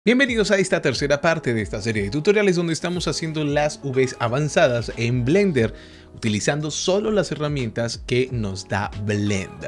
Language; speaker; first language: Spanish; native; Spanish